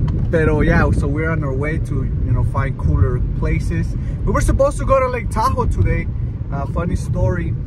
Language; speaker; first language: English; early bilingual, other home language; Spanish